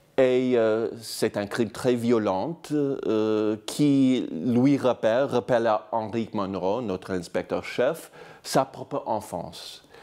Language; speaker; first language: French; non-native, fluent; English